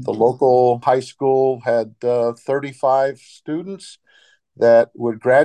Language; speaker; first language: English; native; English